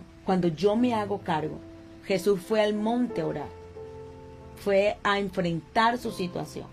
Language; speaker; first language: Spanish; native; Spanish